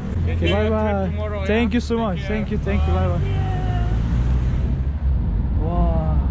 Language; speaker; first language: English; non-native, learner; Turkish